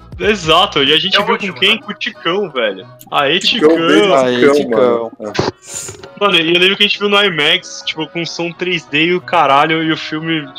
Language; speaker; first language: Portuguese; native; Portuguese